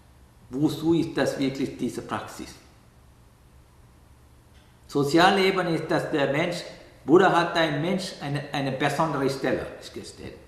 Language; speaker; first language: German; non-native, learner; Sinhala